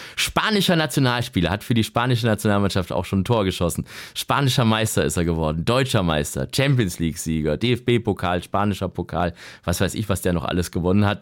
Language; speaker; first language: German; native; German